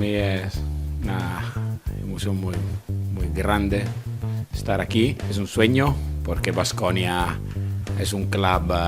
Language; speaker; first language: Spanish; non-native, learner; Italian